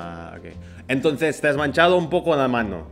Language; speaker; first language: Spanish; non-native, fluent; Indonesian